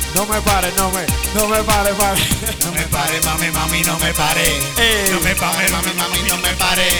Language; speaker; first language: Spanish; native; Spanish